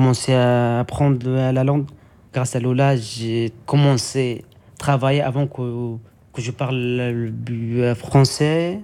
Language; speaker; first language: French; non-native, learner; Arabic